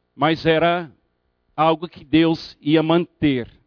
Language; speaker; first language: Portuguese; non-native, fluent; English